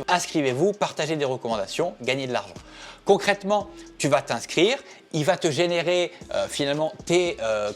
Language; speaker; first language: French; native; French